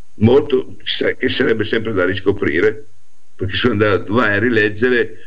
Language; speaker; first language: Italian; non-native, local second language; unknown